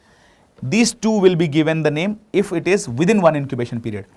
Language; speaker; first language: English; non-native, local second language; Hindi